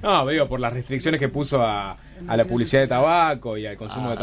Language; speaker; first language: Spanish; native; Spanish